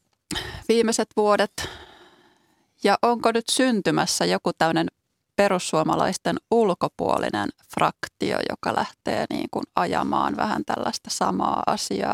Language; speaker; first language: Finnish; native; Finnish